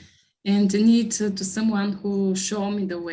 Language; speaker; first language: English; non-native, learner; Bulgarian